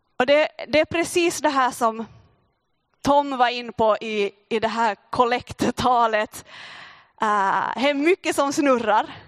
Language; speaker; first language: Swedish; native; Swedish